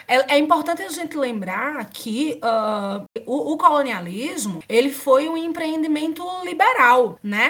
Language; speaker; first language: Portuguese; native; Portuguese